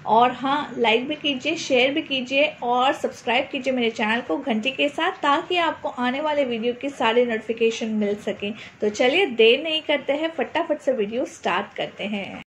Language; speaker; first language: Hindi; non-native, local second language; Gujarati